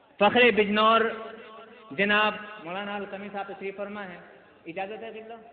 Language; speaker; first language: Urdu; native; Urdu